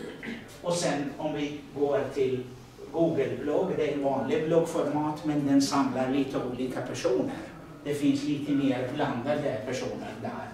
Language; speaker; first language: Swedish; non-native, fluent; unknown